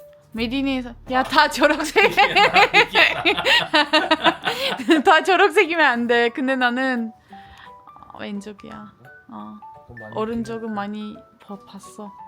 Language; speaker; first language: Korean; non-native, fluent; Turkish